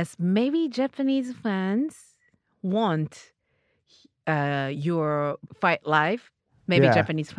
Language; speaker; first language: English; non-native, learner; Japanese